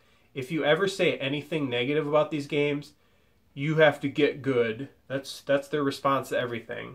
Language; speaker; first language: English; native; English